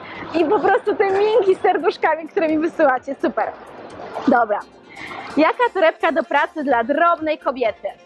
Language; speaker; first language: Polish; native; Polish